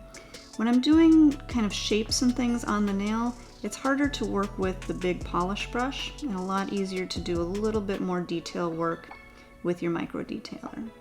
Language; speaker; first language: English; native; English